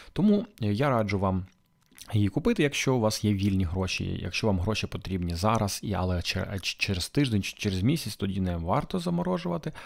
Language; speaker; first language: Ukrainian; non-native, local second language; Russian